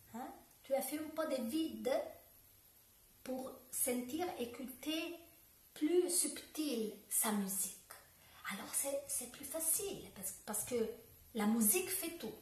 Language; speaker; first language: French; non-native, learner; Italian